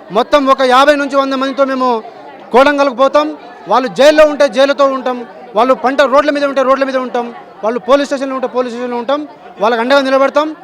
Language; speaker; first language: Telugu; non-native, local second language; Lambadi